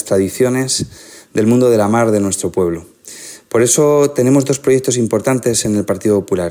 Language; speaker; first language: Spanish; native; Spanish